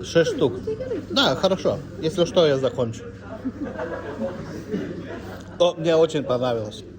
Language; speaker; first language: Russian; non-native, fluent; Lithuanian